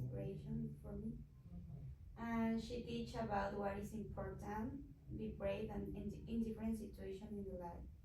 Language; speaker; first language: English; non-native, learner; Spanish